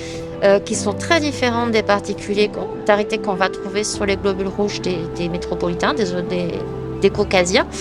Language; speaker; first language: French; native; French